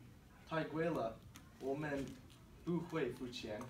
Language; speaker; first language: Chinese; non-native, learner; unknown